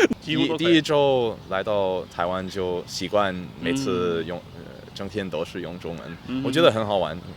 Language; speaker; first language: Chinese; early bilingual, heritage; English